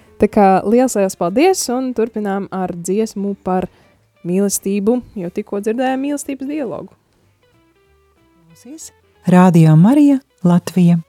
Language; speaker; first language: Latvian; native; Latvian